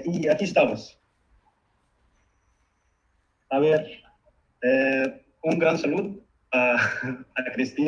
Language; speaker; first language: Spanish; non-native, fluent; Arabic